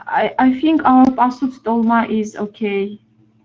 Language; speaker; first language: English; non-native, learner; Armenian